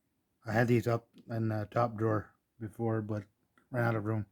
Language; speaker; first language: English; native; English